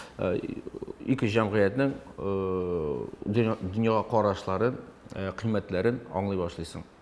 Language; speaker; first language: Tatar; non-native, local second language; Russian